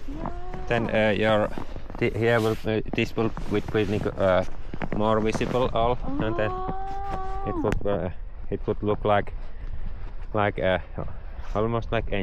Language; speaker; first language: English; non-native, learner; Finnish